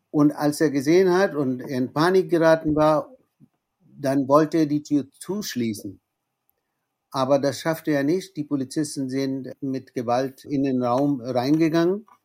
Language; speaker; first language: German; non-native, fluent; Bangla